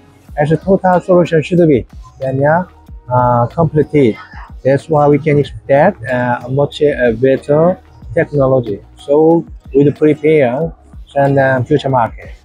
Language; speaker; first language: English; non-native, learner; Korean